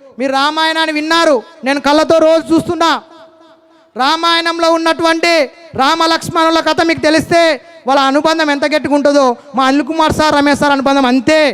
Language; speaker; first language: Telugu; native; Telugu